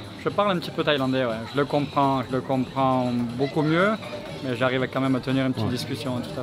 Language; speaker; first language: French; native; French